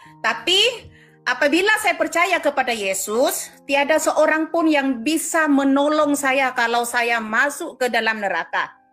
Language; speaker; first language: Indonesian; non-native, local second language; Madurese